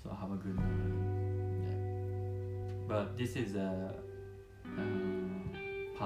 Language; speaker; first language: English; non-native, learner; Japanese